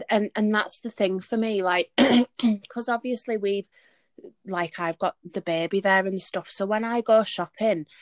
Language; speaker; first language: English; native; English